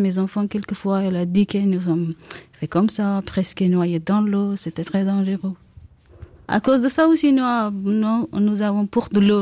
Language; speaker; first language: French; non-native, learner; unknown